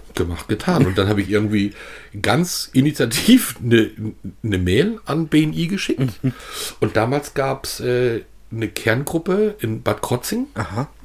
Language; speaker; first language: German; native; German